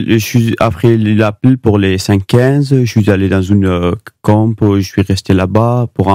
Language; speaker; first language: French; non-native, learner; Pashto